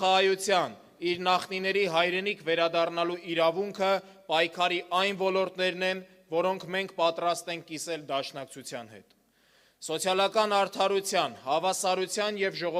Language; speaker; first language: Armenian; native; Armenian